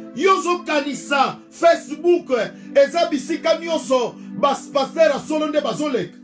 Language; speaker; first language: French; non-native, local second language; Lingala